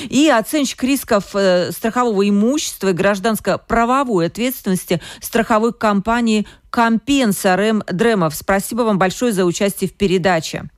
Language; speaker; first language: Russian; native; Russian